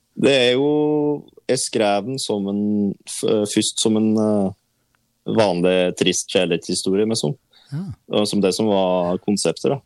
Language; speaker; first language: Norwegian; native; Norwegian